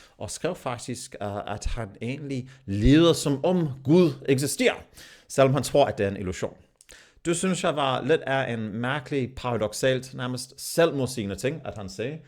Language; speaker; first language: Danish; non-native, fluent; English